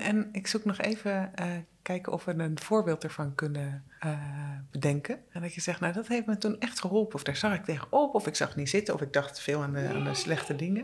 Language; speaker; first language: Dutch; native; Dutch